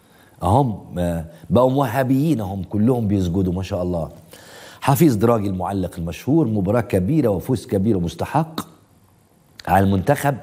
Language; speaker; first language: Arabic; native; Arabic